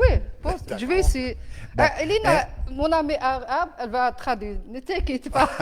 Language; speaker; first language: French; non-native, learner; Arabic